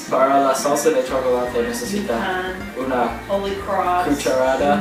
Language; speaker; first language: Spanish; non-native, learner; English